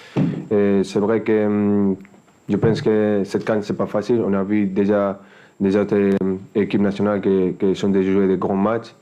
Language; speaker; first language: French; non-native, fluent; Spanish